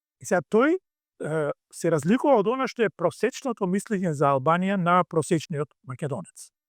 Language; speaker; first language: Macedonian; native; Macedonian